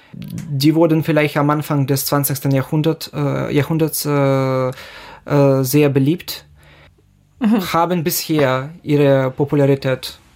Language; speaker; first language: German; non-native, fluent; Ukrainian